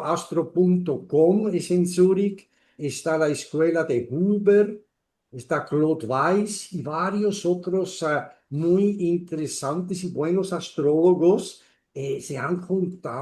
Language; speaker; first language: Spanish; non-native, fluent; German